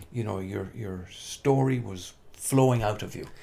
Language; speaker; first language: English; native; English